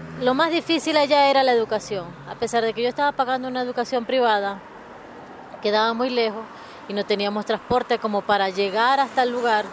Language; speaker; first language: Spanish; native; Spanish